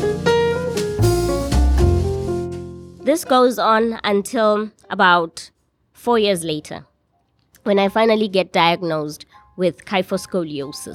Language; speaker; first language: English; non-native, local second language; Xhosa